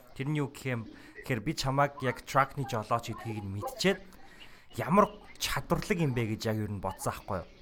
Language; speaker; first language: Mongolian; native; Mongolian